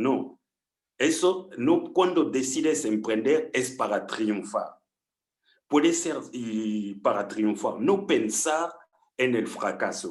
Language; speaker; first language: Spanish; non-native, fluent; French